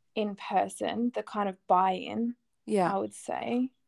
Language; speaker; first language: English; native; English